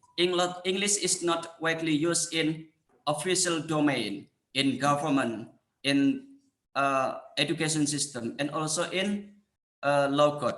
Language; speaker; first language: English; non-native, fluent; Indonesian